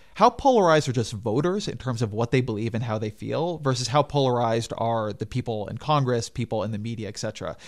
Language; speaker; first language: English; native; English